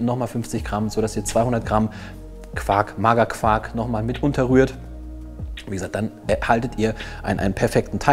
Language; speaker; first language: German; native; German